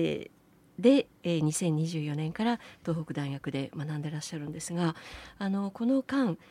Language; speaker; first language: Japanese; native; Japanese